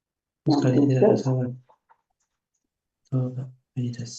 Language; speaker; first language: Japanese; non-native, learner; Indonesian